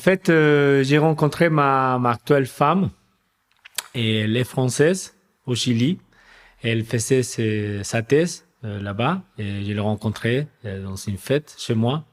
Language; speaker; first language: French; non-native, fluent; Spanish